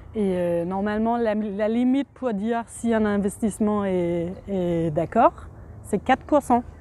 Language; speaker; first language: French; non-native, fluent; Danish